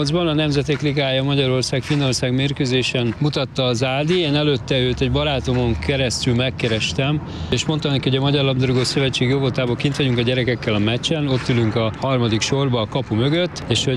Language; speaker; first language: Hungarian; native; Hungarian